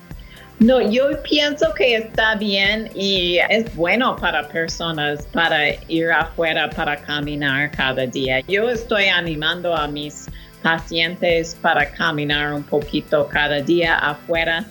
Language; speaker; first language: Spanish; non-native, fluent; English